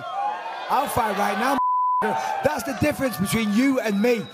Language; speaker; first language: English; native; English